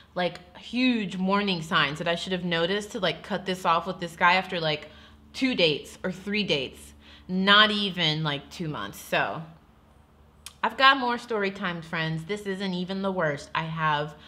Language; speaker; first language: English; native; English